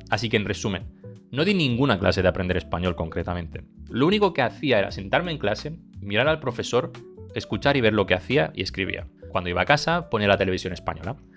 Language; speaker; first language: Spanish; early bilingual, other home language; Bulgarian